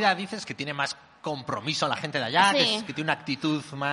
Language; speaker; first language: Spanish; native; Spanish